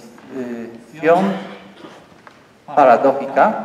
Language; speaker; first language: Spanish; non-native, learner; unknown